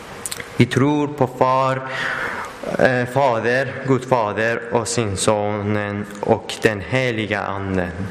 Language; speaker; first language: Swedish; non-native, learner; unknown